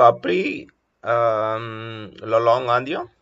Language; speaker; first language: French; non-native, learner; Telugu